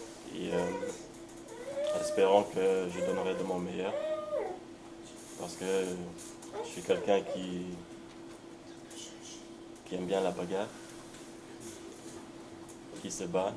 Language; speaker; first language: French; non-native, local second language; Luxembourgish